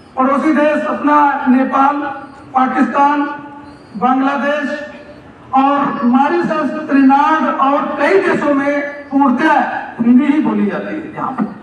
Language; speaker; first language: Hindi; native; Hindi